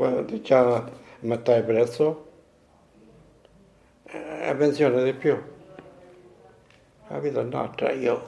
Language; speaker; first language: Italian; non-native, learner; Maltese